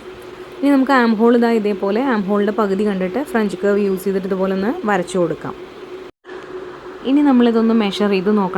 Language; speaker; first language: Malayalam; native; Malayalam